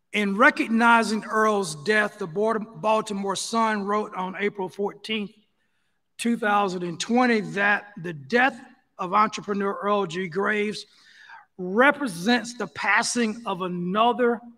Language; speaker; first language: English; native; English